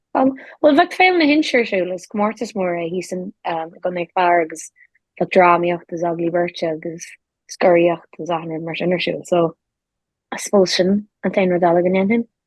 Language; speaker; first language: Irish; native; Irish